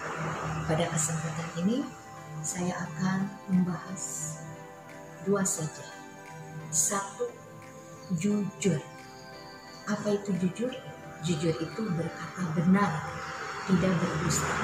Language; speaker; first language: Indonesian; native; Indonesian